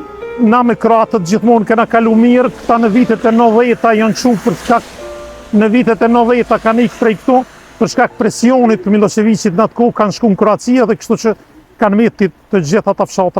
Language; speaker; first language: Albanian; native; Albanian